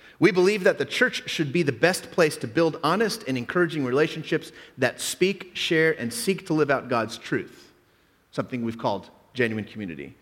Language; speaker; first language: English; native; English